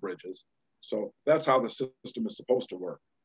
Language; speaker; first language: English; native; English